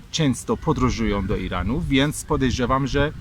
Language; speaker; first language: Polish; non-native, fluent; Persian